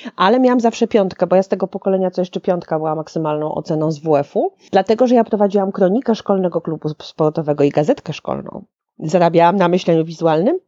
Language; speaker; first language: Polish; native; Polish